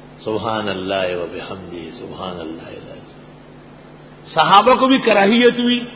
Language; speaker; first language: Urdu; non-native, local second language; Pashto